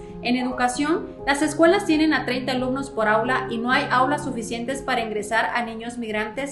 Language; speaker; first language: Spanish; native; Spanish